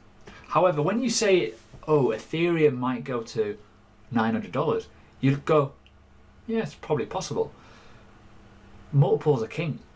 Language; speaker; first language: English; native; English